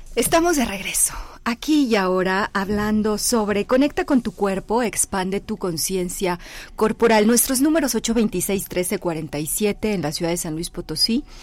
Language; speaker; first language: Spanish; native; Spanish